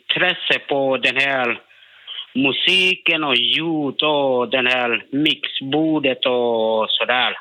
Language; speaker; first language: Swedish; non-native, learner; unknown